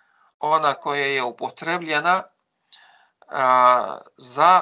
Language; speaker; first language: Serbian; non-native, fluent; Arabic